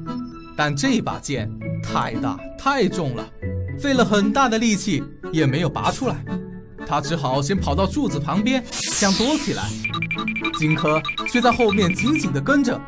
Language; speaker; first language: Chinese; native; Chinese